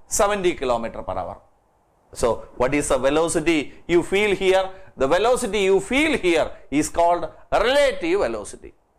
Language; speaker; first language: English; non-native, local second language; Malayalam